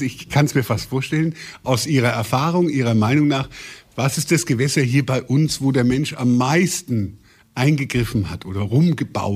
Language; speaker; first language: German; native; German